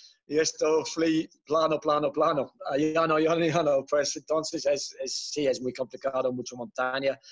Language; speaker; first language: Spanish; non-native, fluent; Dutch